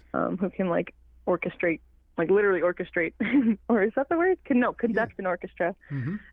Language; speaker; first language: English; non-native, fluent; Cree